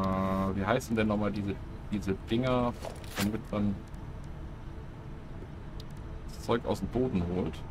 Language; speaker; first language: German; native; German